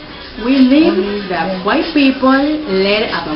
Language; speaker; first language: English; non-native, learner; Spanish